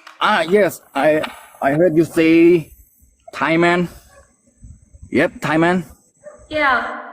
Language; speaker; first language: English; non-native, learner; Thai